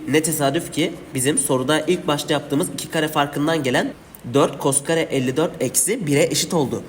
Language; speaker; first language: Turkish; native; Turkish